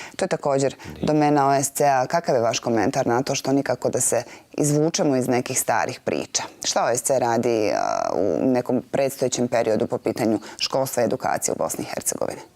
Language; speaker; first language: Bosnian; native; Bosnian